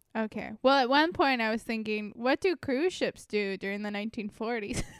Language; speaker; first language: English; native; English